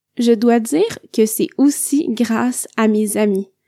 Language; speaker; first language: French; native; French